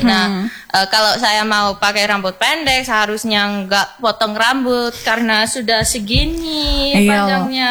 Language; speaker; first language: Indonesian; early bilingual, heritage; Indonesian